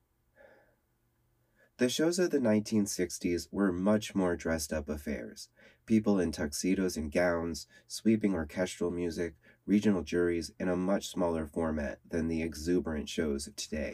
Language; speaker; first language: English; native; English